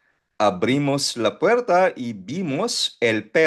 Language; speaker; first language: Spanish; non-native, fluent; Filipino